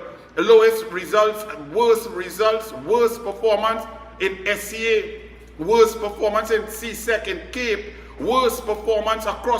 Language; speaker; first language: English; native; English